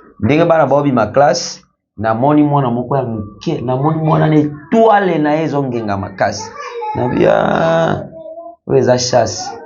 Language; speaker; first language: Lingala; native; Lingala